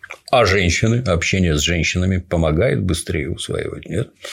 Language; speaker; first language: Russian; native; Russian